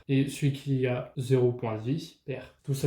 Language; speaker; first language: French; native; French